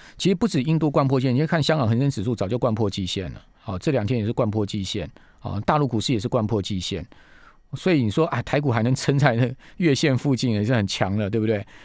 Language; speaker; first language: Chinese; native; Chinese